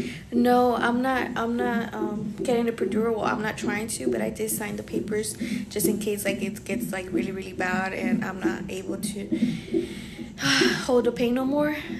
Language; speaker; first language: English; early bilingual, other home language; Spanish